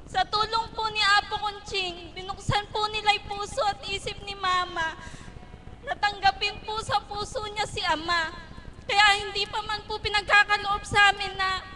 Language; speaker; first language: Filipino; native; Filipino